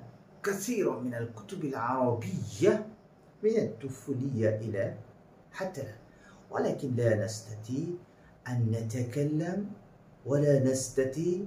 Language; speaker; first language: Arabic; non-native, fluent; Bangla